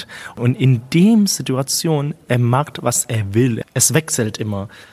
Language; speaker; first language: German; non-native, fluent; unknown